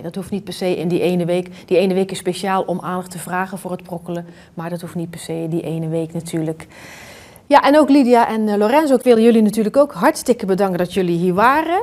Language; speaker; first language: Dutch; native; Dutch